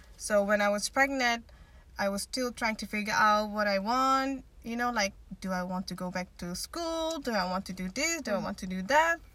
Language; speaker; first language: English; non-native, fluent; Dutch